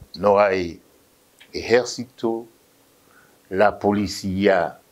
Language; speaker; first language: Spanish; non-native, fluent; Haitian Creole